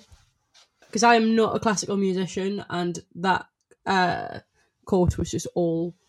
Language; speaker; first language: English; native; English